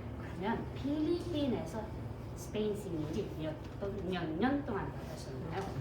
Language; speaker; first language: Korean; non-native, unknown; Filipino